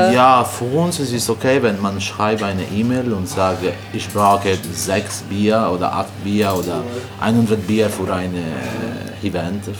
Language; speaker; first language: German; non-native, learner; Italian